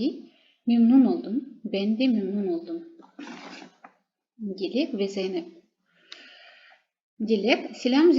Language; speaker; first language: Turkish; non-native, fluent; Kazakh